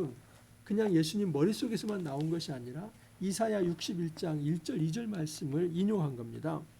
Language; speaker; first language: Korean; native; Korean